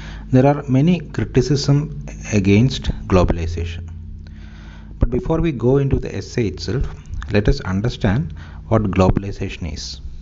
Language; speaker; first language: English; non-native, local second language; Malayalam